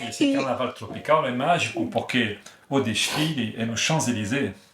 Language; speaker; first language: Portuguese; non-native, fluent; French